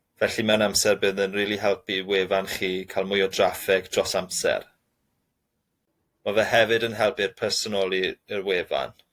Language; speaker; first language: Welsh; non-native, local second language; English